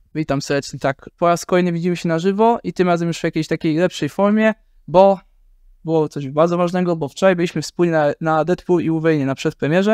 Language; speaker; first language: Polish; native; Polish